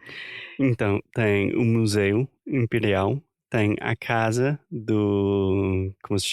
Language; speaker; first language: Portuguese; non-native, fluent; English